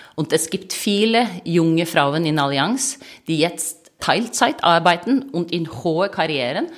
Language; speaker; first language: German; non-native, fluent; Norwegian